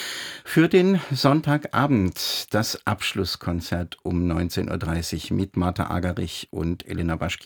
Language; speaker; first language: German; native; German